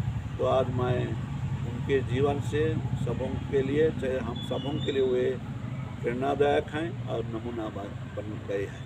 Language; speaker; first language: Hindi; non-native, local second language; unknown